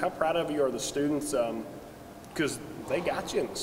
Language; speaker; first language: English; native; English